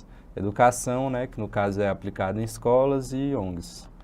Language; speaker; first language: Portuguese; native; Portuguese